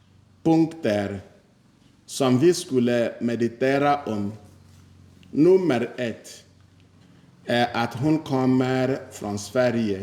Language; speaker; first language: Swedish; non-native, fluent; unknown